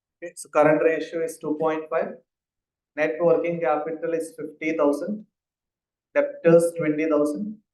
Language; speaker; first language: English; non-native, local second language; Malayalam